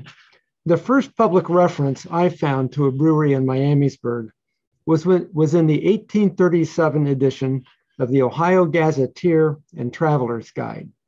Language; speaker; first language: English; native; English